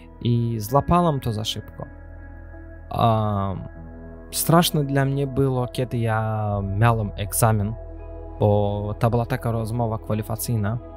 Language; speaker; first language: Polish; non-native, learner; Azerbaijani